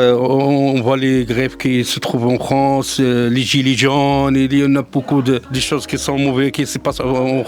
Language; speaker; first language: French; non-native, local second language; Arabic